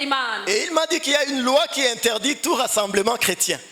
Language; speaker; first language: French; non-native, local second language; Rundi